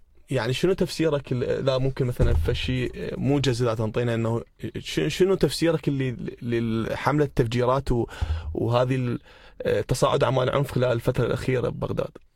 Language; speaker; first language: Arabic; native; Arabic